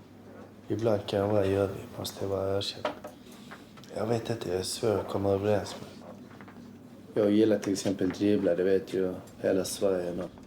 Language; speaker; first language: Swedish; early bilingual, other home language; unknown